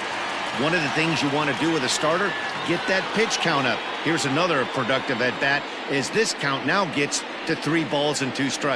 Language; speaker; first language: English; native; English